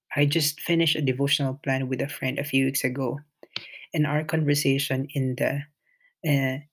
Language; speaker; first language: English; non-native, local second language; Filipino